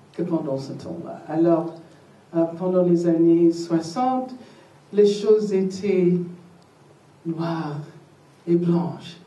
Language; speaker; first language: French; non-native, fluent; English